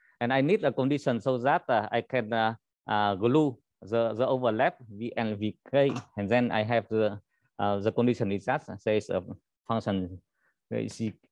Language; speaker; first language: English; non-native, learner; Vietnamese